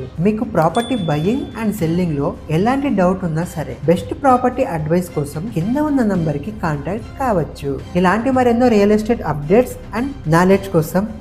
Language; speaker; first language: Telugu; native; Telugu